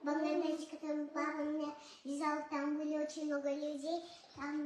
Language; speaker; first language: Russian; early bilingual, heritage; Russian